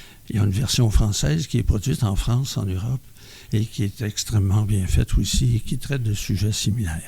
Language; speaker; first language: French; native; French